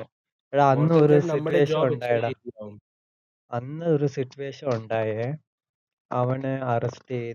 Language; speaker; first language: Malayalam; early bilingual, heritage; Malayalam